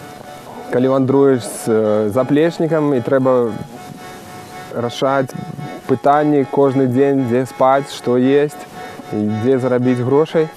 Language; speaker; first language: Belarusian; non-native, local second language; Russian